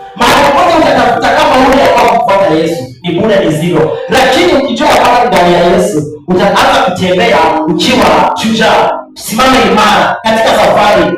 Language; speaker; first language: Swahili; non-native, local second language; Rundi